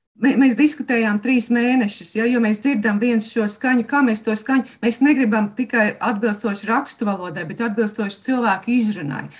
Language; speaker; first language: Latvian; native; Latvian